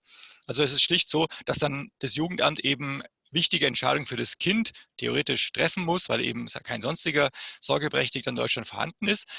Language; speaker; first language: German; native; German